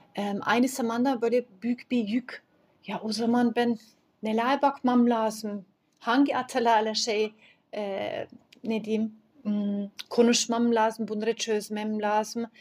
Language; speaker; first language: Turkish; early bilingual, heritage; Turkish